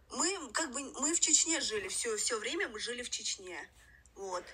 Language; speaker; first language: Russian; non-native, local second language; Chechen